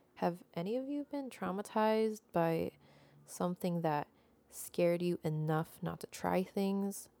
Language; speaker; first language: English; non-native, local second language; Filipino